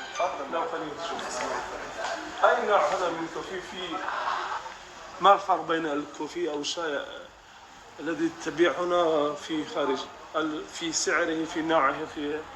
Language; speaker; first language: Arabic; non-native, fluent; Tajik